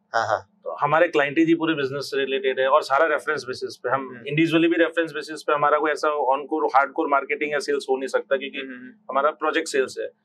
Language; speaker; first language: Hindi; native; Hindi